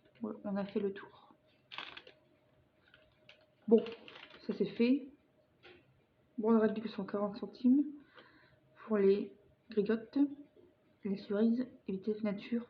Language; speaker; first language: French; native; French